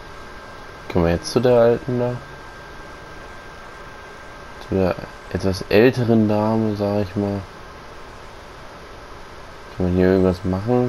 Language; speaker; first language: German; native; German